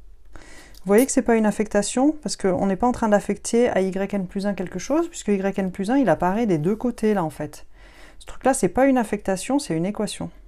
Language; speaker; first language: French; native; French